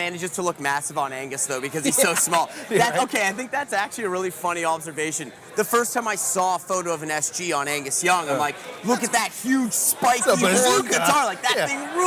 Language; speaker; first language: English; native; English